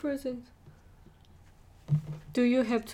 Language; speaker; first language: English; non-native, learner; Korean